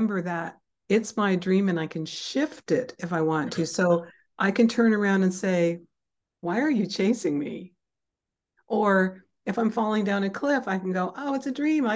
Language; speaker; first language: English; native; English